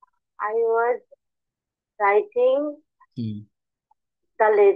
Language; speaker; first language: English; non-native, learner; Bangla